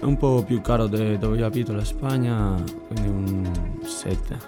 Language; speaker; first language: Italian; non-native, learner; Spanish